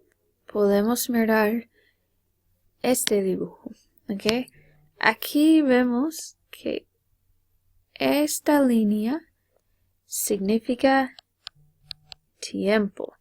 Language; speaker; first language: Spanish; non-native, fluent; English